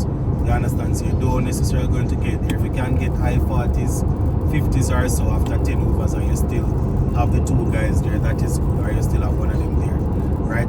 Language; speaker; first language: English; native; English